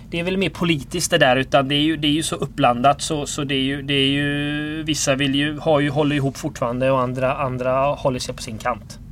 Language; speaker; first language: Swedish; early bilingual, other home language; Bosnian